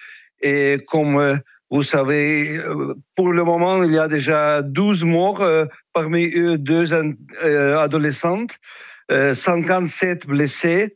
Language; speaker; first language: French; non-native, fluent; Russian